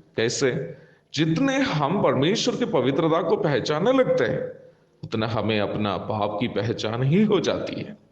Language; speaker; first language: Hindi; non-native, local second language; Malayalam